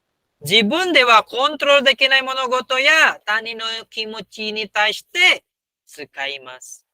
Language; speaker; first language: Japanese; non-native, fluent; Filipino